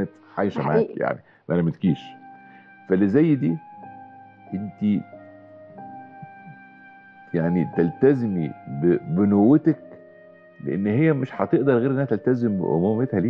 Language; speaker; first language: Arabic; native; Arabic